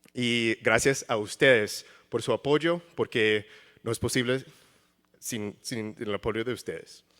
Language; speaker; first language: Spanish; early bilingual, heritage; English